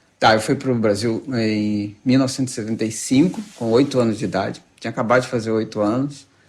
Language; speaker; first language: Portuguese; native; Portuguese